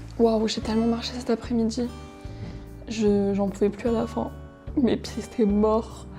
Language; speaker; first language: French; native; French